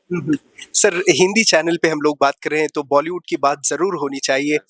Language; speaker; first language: Hindi; non-native, local second language; Kannada